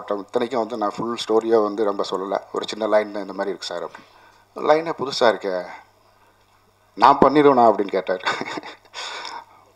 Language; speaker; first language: Tamil; native; Tamil